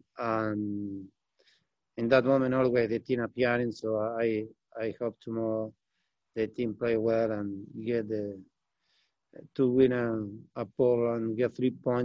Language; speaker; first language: English; non-native, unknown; Spanish